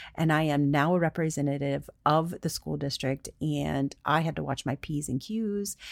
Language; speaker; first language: English; native; English